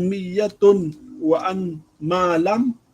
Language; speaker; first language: Arabic; non-native, fluent; Malay